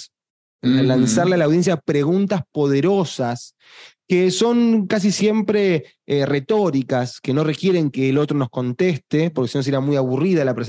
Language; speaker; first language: Spanish; native; Spanish